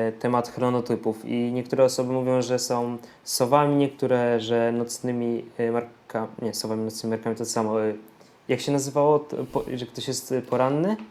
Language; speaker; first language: Polish; native; Polish